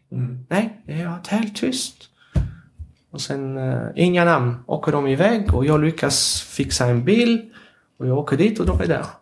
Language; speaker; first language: Swedish; non-native, fluent; Arabic